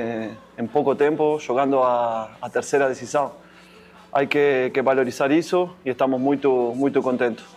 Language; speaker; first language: Portuguese; non-native, fluent; Spanish